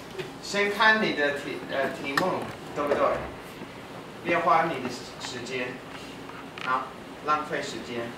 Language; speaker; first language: Chinese; non-native, fluent; English